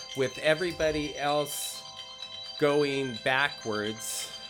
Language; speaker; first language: English; native; English